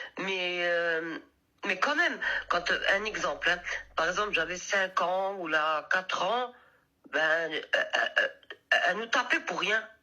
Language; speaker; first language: French; early bilingual, other home language; Arabic